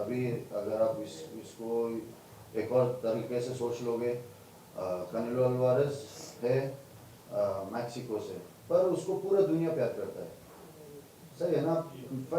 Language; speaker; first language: Hindi; non-native, fluent; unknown